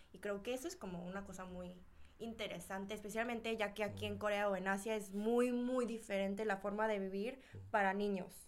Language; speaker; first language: Spanish; early bilingual, other home language; Korean